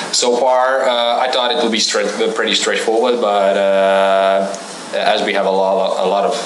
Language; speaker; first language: English; non-native, fluent; Croatian